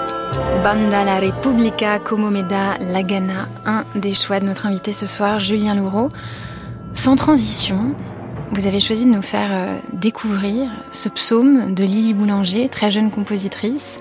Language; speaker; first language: French; native; French